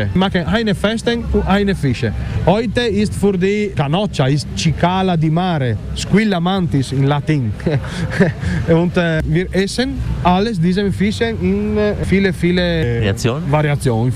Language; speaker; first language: German; non-native, learner; Italian